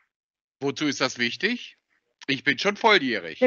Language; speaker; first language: German; native; German